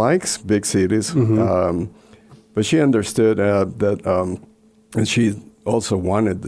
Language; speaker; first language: English; non-native, fluent; Spanish